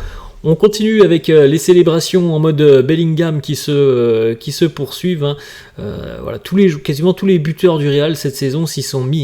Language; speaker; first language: French; native; French